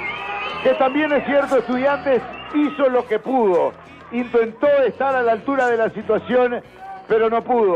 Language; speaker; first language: Spanish; native; Spanish